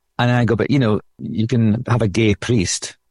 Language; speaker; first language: English; native; English